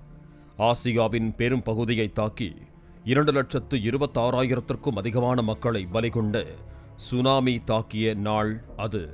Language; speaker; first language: Tamil; native; Tamil